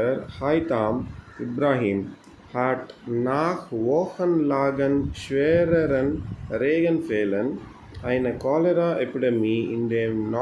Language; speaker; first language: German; non-native, fluent; Tamil